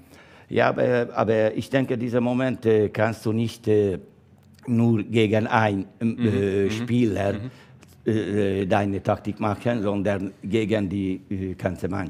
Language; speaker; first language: German; non-native, learner; Hungarian